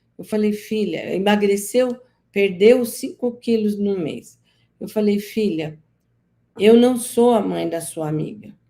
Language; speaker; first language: Portuguese; native; Portuguese